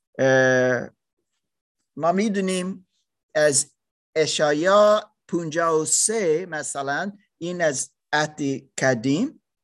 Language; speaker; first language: Persian; non-native, learner; German